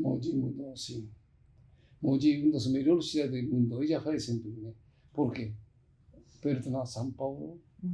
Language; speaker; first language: Portuguese; non-native, learner; Japanese